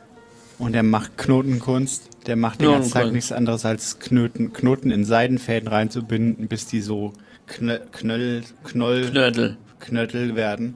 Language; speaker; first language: German; native; German